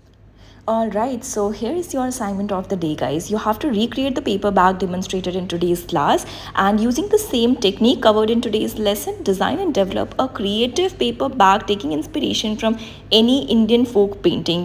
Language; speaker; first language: English; non-native, local second language; Hindi